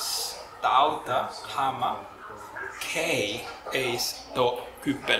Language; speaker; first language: Greek; non-native, fluent; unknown